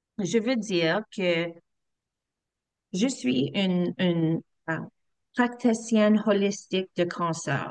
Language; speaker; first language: French; non-native, learner; English